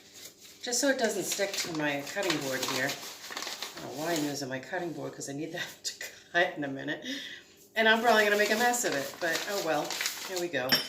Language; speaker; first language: English; native; English